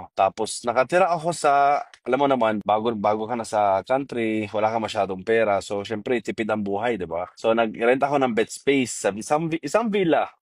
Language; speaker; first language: Filipino; non-native, fluent; Arabic